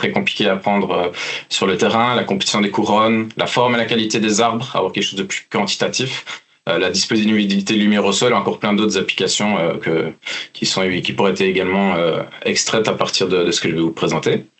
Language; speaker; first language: French; native; French